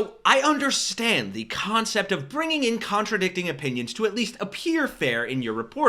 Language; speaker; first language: English; native; English